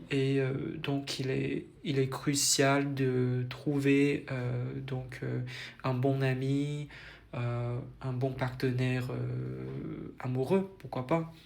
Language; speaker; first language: French; non-native, fluent; Vietnamese